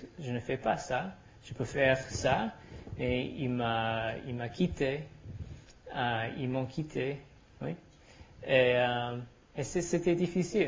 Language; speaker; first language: French; non-native, learner; English